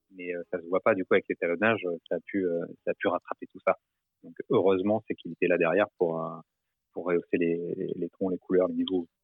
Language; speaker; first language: French; native; French